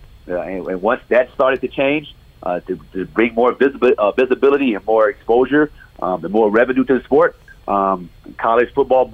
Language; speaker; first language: English; native; English